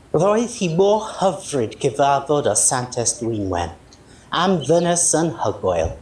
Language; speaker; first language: Welsh; non-native, learner; English